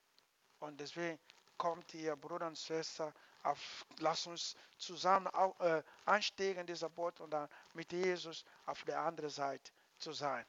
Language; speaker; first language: German; non-native, learner; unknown